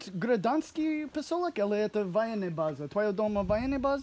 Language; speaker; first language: Russian; non-native, learner; English